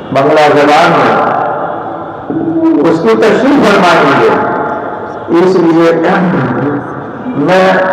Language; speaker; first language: Urdu; non-native, local second language; Gujarati